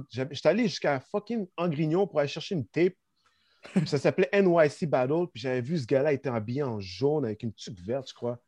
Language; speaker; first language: French; native; French